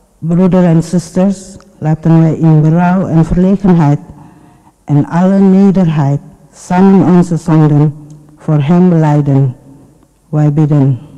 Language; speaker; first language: Dutch; non-native, fluent; Indonesian